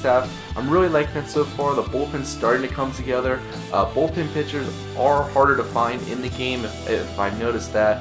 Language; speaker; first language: English; native; English